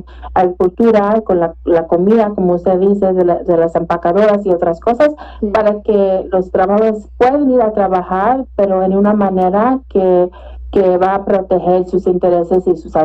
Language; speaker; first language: Spanish; early bilingual, heritage; Spanish